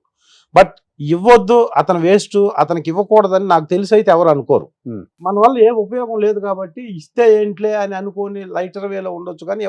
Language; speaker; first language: Telugu; native; Telugu